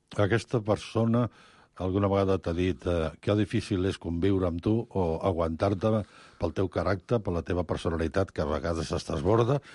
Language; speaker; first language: Catalan; native; Catalan